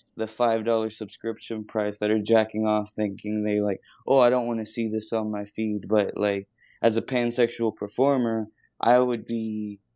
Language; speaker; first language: English; native; English